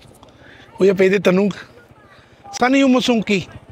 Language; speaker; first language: Filipino; non-native, learner; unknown